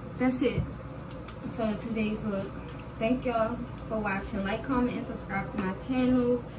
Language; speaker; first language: English; native; English